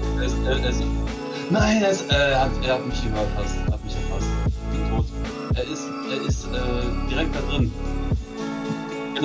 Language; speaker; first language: German; native; German